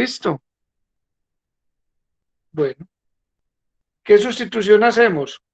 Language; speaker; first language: Spanish; native; Spanish